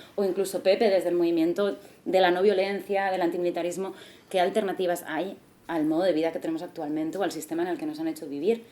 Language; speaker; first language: Spanish; non-native, local second language; Catalan